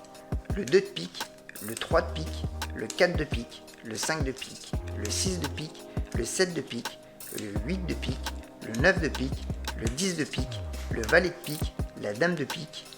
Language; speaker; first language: French; native; French